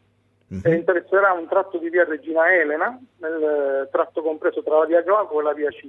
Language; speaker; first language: Italian; native; Italian